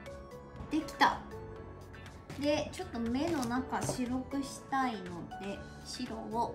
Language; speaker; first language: Japanese; native; Japanese